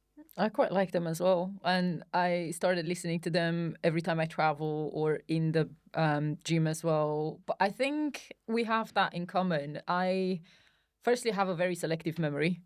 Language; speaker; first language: English; non-native, fluent; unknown